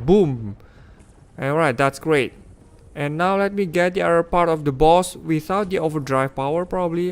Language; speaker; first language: English; non-native, fluent; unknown